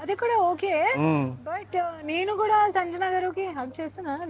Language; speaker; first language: Telugu; non-native, learner; Hindi